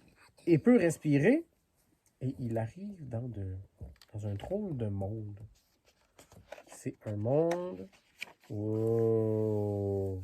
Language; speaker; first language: French; native; French